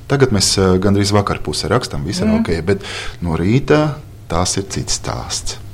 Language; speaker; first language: Latvian; non-native, local second language; Russian